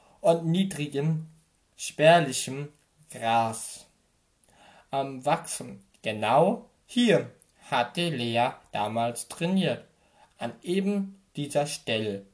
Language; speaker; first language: German; native; German